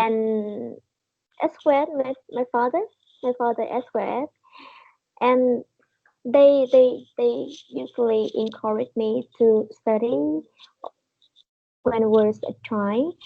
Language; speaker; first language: English; non-native, learner; Vietnamese